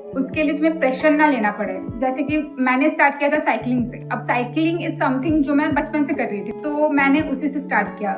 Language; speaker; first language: Hindi; non-native, local second language; Bangla